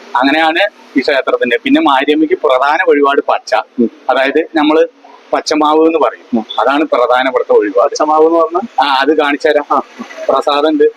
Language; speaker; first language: Malayalam; non-native, local second language; Tamil